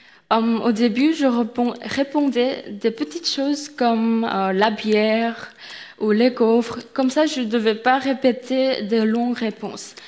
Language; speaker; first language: French; non-native, fluent; Korean